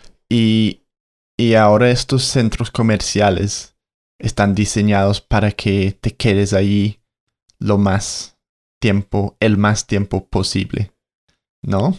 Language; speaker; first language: Spanish; non-native, fluent; English